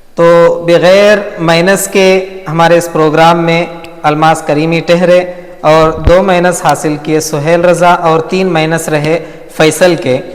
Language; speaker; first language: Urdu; native; Urdu